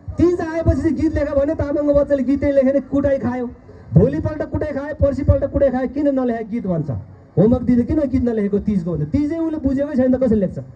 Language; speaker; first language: Nepali; non-native, local second language; Eastern Tamang